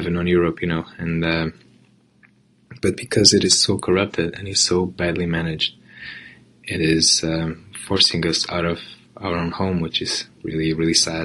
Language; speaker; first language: English; non-native, fluent; Portuguese